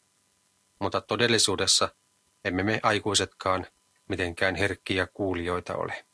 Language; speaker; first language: Finnish; native; Finnish